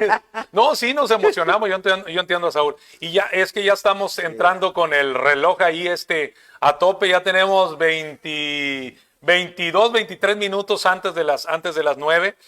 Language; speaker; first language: Spanish; native; Spanish